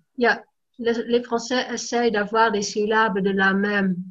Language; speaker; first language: French; non-native, fluent; Dutch